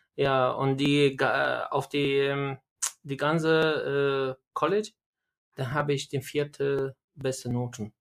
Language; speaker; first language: German; non-native, learner; Arabic